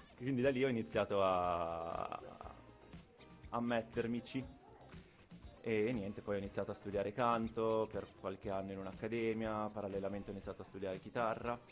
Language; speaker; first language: Italian; native; Italian